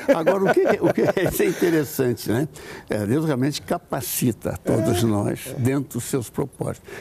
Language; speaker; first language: Portuguese; native; Portuguese